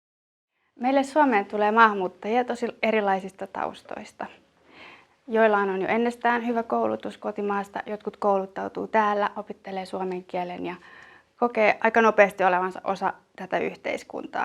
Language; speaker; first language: Finnish; native; Finnish